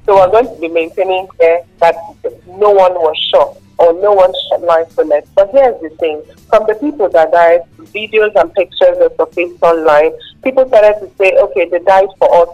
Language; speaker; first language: English; non-native, local second language; Igbo